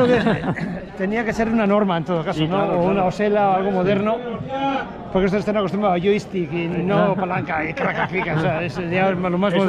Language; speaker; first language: Spanish; native; Spanish